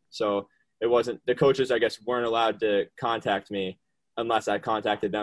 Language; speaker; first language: English; native; English